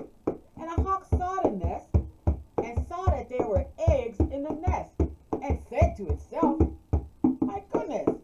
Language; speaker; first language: English; native; English